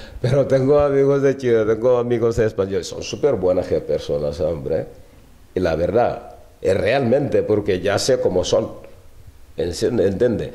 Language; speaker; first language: Spanish; early bilingual, other home language; Wolof